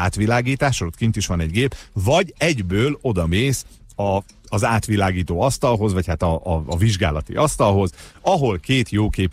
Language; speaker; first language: Hungarian; native; Hungarian